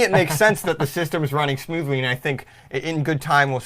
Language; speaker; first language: English; native; English